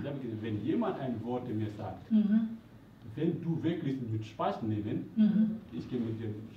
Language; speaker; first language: German; non-native, learner; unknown